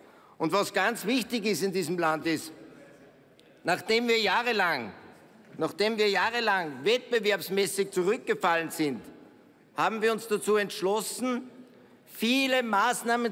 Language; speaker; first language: German; native; German